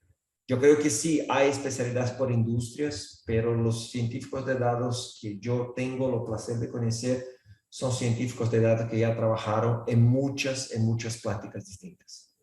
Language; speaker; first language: Spanish; non-native, fluent; Portuguese